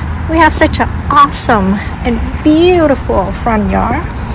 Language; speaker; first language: English; non-native, fluent; Vietnamese